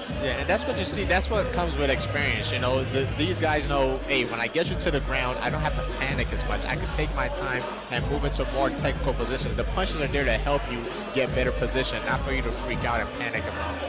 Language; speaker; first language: English; native; English